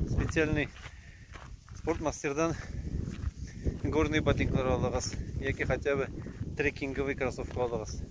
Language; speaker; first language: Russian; non-native, local second language; Tatar